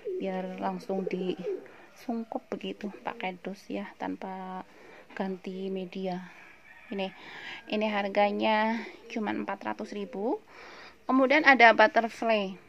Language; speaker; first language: Indonesian; non-native, local second language; Javanese